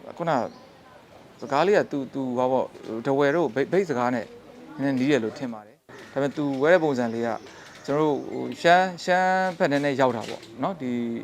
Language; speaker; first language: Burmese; non-native, local second language; Shan